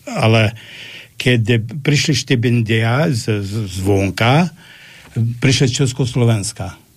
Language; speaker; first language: Slovak; non-native, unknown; Arabic